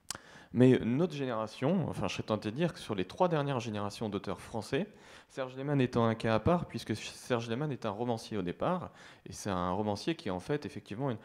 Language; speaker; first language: French; native; French